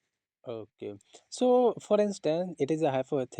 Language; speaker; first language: English; non-native, learner; Hindi